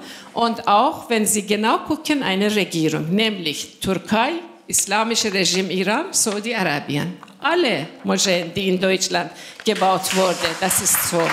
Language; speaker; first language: German; non-native, fluent; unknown